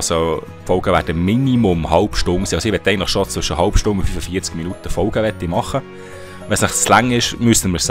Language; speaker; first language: German; native; German